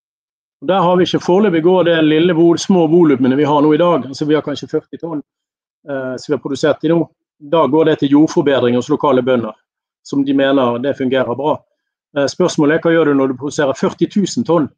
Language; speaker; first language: Norwegian; native; Norwegian